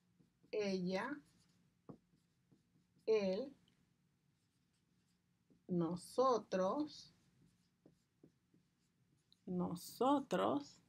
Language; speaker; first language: Spanish; non-native, learner; English